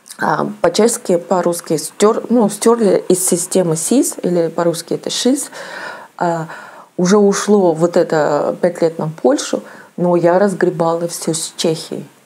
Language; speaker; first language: Russian; native; Russian